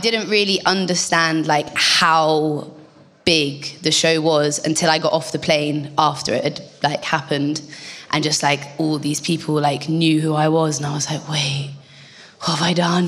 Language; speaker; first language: English; native; English